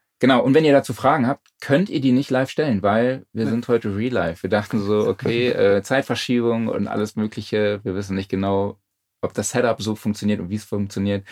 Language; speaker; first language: German; native; German